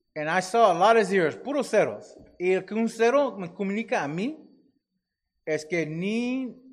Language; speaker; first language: Spanish; non-native, fluent; English